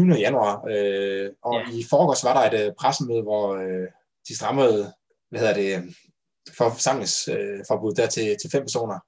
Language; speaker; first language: Danish; native; Danish